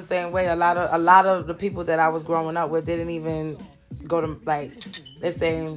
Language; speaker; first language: English; early bilingual, other home language; Spanish